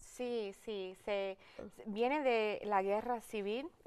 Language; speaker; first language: Spanish; early bilingual, heritage; English